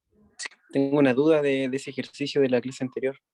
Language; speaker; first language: Spanish; native; Spanish